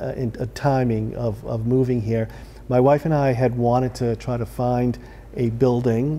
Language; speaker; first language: English; native; English